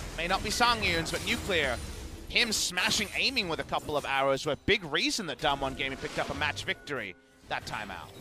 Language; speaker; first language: English; native; English